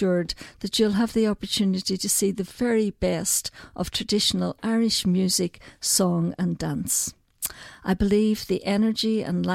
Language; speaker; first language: English; native; English